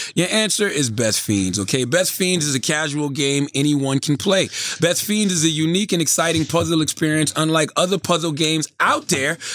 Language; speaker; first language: English; native; English